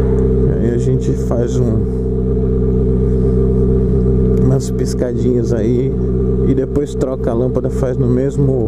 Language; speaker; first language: Portuguese; native; Portuguese